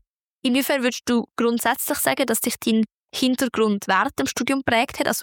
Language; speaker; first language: German; native; German